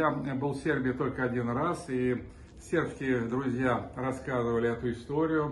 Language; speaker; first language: Russian; native; Russian